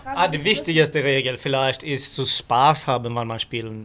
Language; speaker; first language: German; non-native, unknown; Swedish